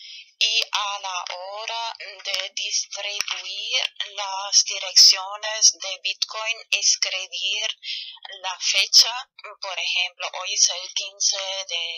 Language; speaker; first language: Spanish; non-native, learner; German